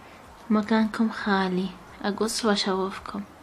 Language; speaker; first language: Arabic; native; Arabic